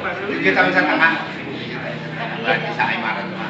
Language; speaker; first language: Indonesian; non-native, local second language; Sundanese